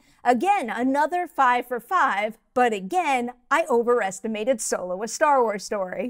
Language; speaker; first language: English; native; English